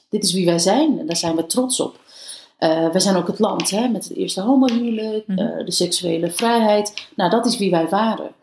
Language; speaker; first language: Dutch; early bilingual, other home language; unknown